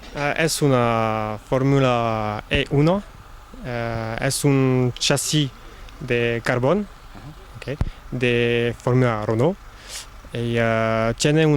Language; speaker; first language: Spanish; early bilingual, heritage; French